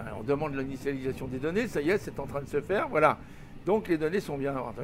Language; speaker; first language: French; native; French